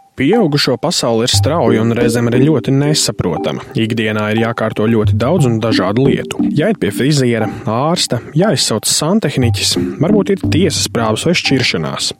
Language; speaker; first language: Latvian; native; Latvian